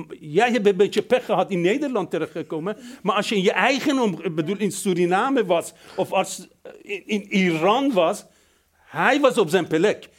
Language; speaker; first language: Dutch; non-native, fluent; Persian